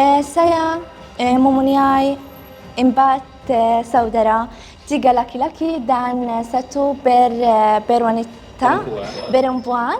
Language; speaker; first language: Indonesian; non-native, learner; Arabic